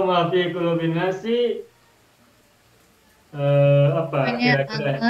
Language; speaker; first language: Arabic; non-native, fluent; Indonesian